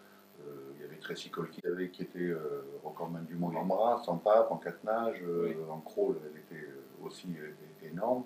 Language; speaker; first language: French; native; French